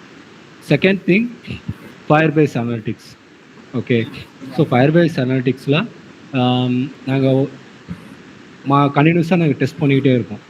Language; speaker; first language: Tamil; native; Tamil